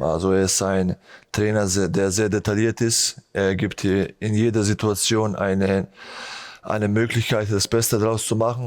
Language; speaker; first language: German; non-native, fluent; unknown